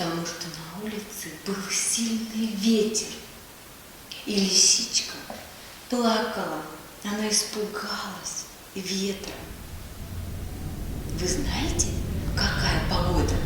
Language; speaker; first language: Russian; native; Russian